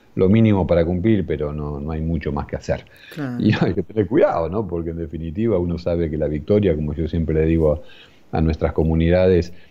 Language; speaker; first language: Spanish; native; Spanish